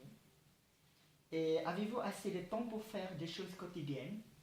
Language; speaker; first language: French; non-native, learner; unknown